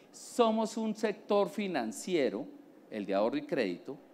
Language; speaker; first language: Spanish; native; Spanish